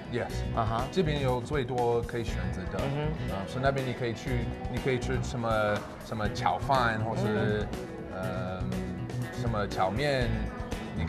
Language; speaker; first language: Chinese; non-native, fluent; English